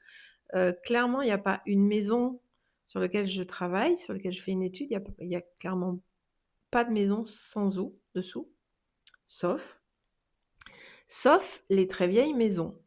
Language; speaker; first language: French; native; French